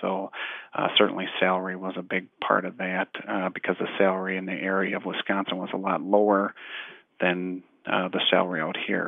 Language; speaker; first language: English; native; English